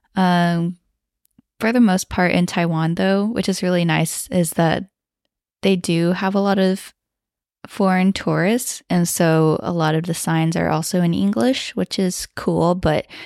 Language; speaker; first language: English; early bilingual, other home language; Chinese